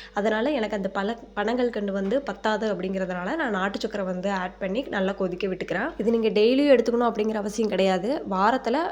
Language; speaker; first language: Tamil; native; Tamil